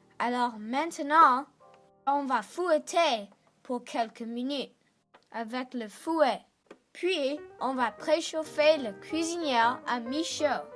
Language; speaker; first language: French; non-native, learner; English